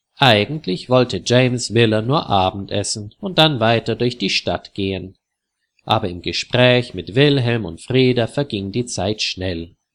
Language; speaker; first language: German; native; German